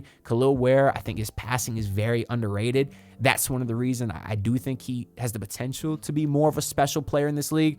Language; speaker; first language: English; native; English